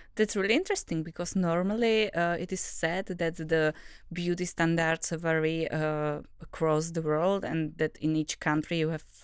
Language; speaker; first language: English; non-native, fluent; Czech